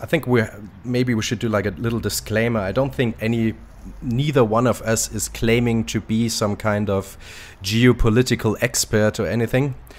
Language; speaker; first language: English; non-native, fluent; German